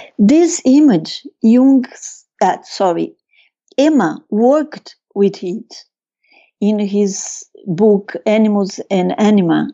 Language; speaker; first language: English; non-native, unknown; Portuguese